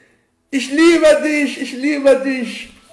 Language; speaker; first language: German; non-native, fluent; French